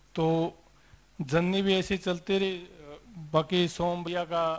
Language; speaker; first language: Hindi; native; Hindi